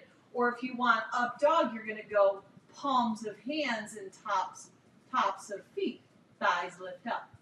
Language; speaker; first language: English; native; English